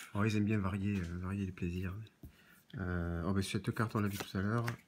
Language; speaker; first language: French; native; French